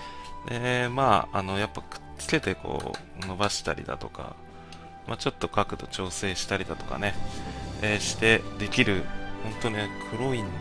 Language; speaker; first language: Japanese; native; Japanese